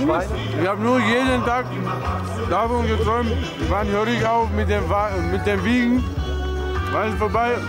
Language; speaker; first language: German; non-native, fluent; Armenian